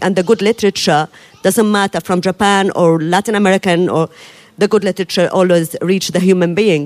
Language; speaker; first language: English; non-native, fluent; Arabic